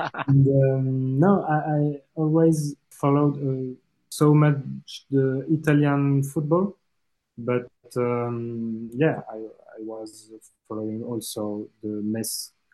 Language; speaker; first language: English; non-native, fluent; French